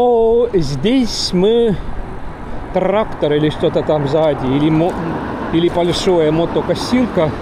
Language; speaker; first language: Russian; non-native, learner; Estonian